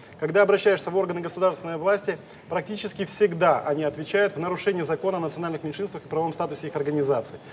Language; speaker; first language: Russian; native; Russian